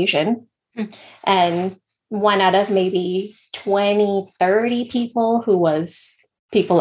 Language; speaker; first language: English; native; English